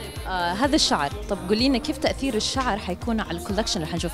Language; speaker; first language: Arabic; native; Arabic